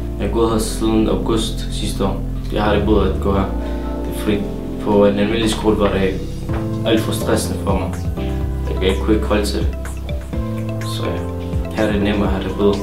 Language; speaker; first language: Danish; non-native, learner; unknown